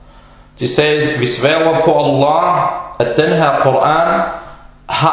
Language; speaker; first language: Danish; early bilingual, other home language; Arabic